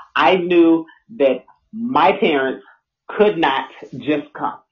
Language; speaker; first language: English; native; English